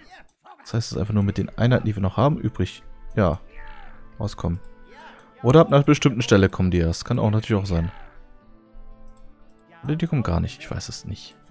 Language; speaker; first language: German; native; German